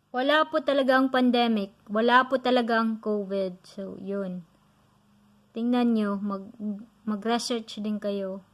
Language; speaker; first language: Filipino; non-native, local second language; Cebuano